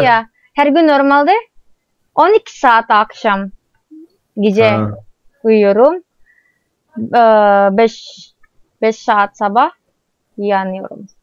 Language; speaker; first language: Turkish; non-native, learner; Indonesian